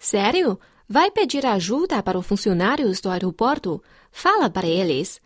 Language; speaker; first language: Portuguese; non-native, fluent; Chinese